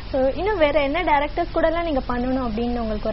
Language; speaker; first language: Tamil; native; Tamil